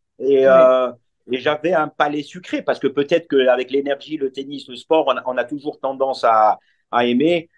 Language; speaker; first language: French; non-native, local second language; Arabic